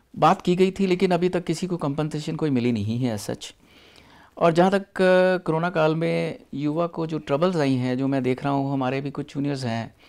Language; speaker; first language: Hindi; non-native, local second language; Punjabi